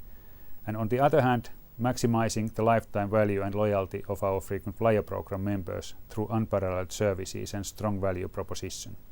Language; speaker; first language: English; non-native, fluent; Finnish